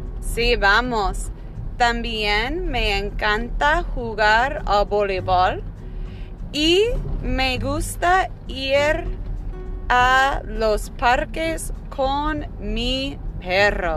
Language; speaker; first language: Spanish; non-native, fluent; English